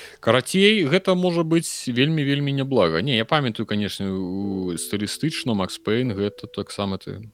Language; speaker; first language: Belarusian; non-native, local second language; Russian